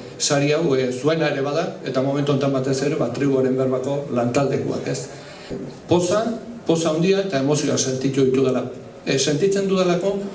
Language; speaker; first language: Basque; native; Basque